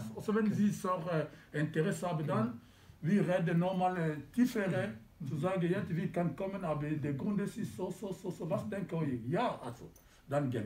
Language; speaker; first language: German; non-native, learner; Lingala